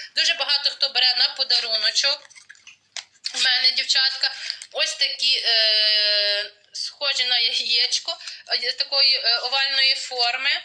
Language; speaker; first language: Ukrainian; native; Ukrainian